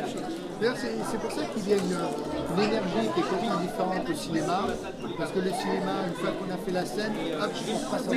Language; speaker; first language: French; native; French